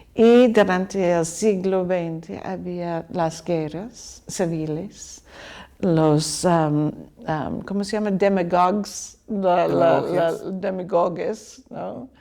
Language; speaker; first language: Spanish; non-native, learner; English